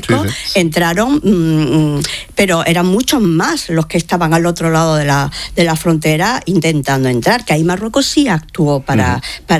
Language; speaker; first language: Spanish; native; Spanish